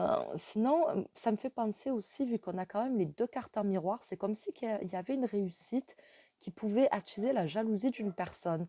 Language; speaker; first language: French; native; French